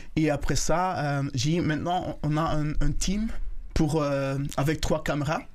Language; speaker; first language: French; non-native, local second language; Kinyarwanda